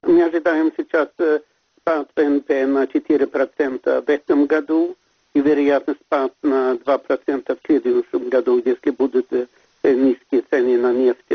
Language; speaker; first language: Russian; non-native, fluent; Swedish